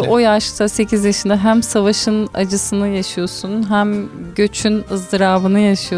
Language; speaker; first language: Turkish; native; Turkish